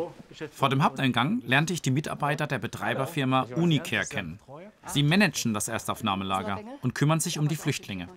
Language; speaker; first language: German; native; German